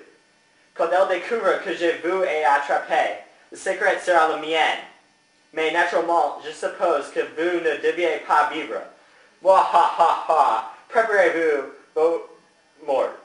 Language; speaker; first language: French; non-native, learner; English